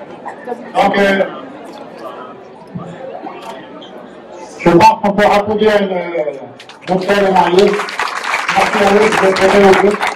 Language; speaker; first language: French; native; French